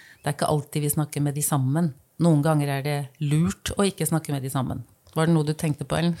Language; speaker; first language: Norwegian; native; Norwegian